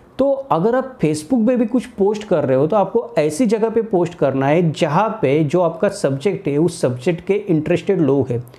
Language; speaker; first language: Hindi; non-native, local second language; Marathi